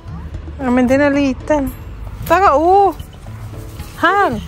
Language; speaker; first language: Swedish; non-native, learner; Filipino